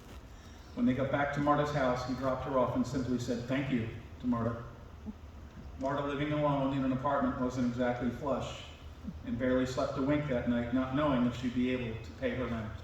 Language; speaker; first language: English; native; English